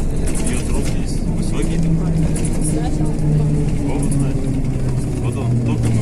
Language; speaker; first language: Russian; native; Russian